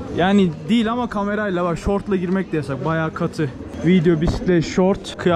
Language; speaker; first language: Turkish; native; Turkish